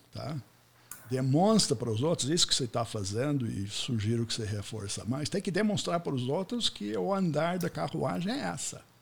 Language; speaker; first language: Portuguese; non-native, fluent; English